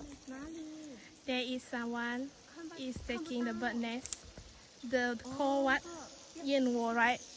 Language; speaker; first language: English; non-native, local second language; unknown